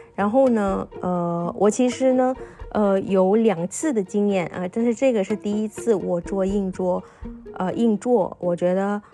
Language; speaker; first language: Chinese; non-native, fluent; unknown